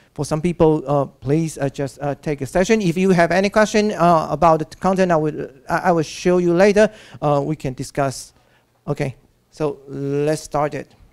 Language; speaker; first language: English; non-native, fluent; Chinese